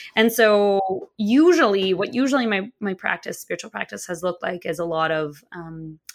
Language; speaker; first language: English; early bilingual, other home language; Russian